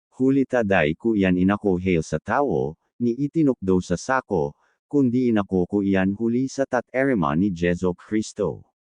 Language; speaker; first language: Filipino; non-native, local second language; Bikol